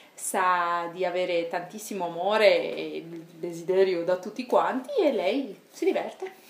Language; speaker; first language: Italian; non-native, fluent; Georgian